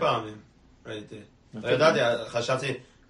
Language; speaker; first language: Hebrew; non-native, learner; English